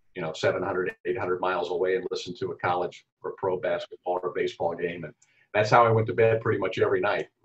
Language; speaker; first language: English; native; English